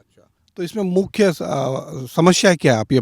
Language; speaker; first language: Hindi; native; Hindi